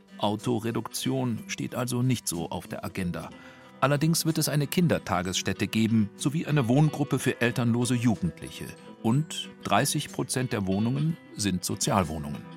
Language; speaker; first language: German; native; German